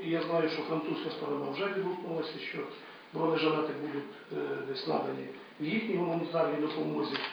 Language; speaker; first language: Ukrainian; non-native, local second language; Russian